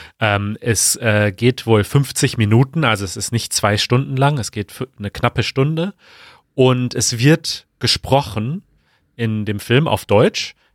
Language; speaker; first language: German; native; German